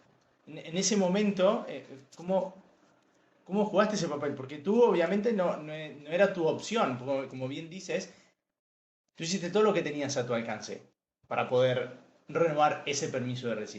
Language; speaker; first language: Spanish; native; Spanish